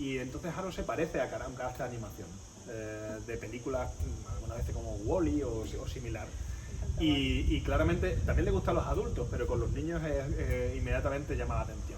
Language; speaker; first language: Spanish; native; Spanish